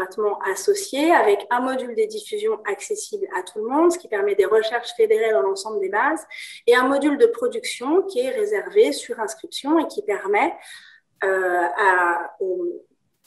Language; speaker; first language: French; native; French